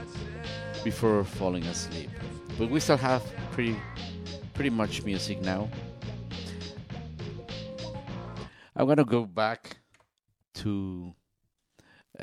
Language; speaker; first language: English; non-native, fluent; Spanish